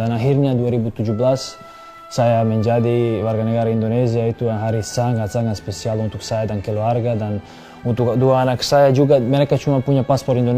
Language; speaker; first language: Indonesian; non-native, fluent; Serbian